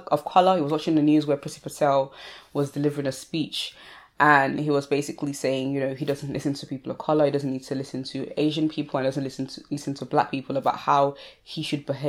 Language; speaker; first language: English; native; English